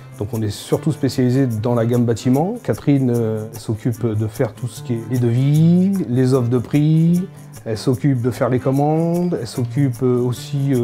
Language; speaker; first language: French; native; French